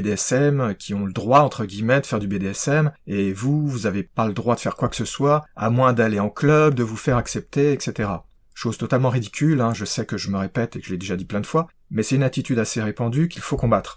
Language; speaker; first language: French; native; French